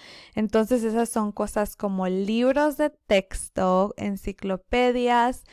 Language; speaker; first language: Spanish; early bilingual, other home language; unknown